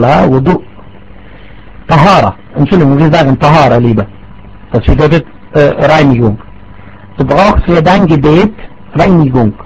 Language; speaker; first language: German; non-native, fluent; Arabic